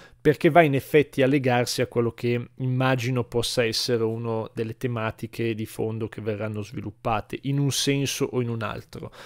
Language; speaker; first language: Italian; native; Italian